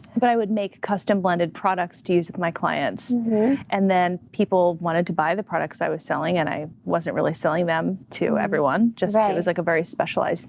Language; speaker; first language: English; native; English